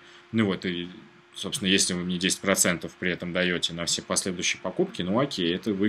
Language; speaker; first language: Russian; native; Russian